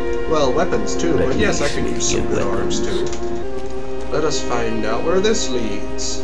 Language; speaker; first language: English; native; English